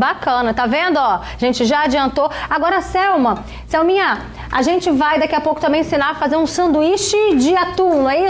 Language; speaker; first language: Portuguese; native; Portuguese